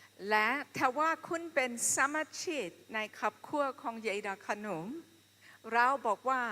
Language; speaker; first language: Thai; non-native, fluent; English